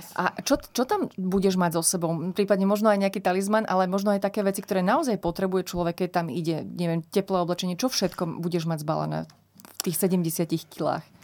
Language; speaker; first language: Slovak; native; Slovak